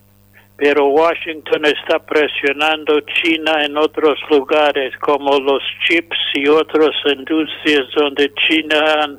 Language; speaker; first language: Spanish; non-native, fluent; English